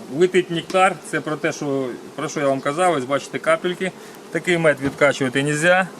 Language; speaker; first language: Ukrainian; non-native, local second language; Russian